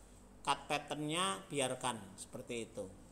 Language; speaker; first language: Indonesian; native; Indonesian